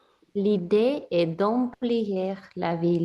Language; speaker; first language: French; non-native, learner; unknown